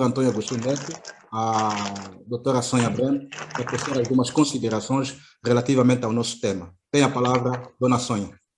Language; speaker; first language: Portuguese; native; Portuguese